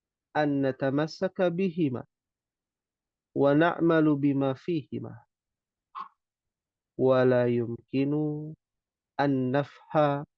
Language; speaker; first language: Arabic; non-native, fluent; Indonesian